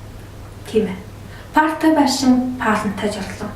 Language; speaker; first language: Mongolian; native; Mongolian